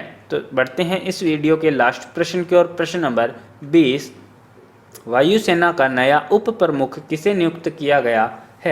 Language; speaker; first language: Hindi; native; Hindi